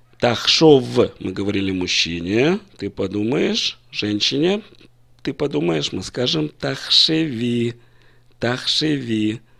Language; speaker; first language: Russian; native; Russian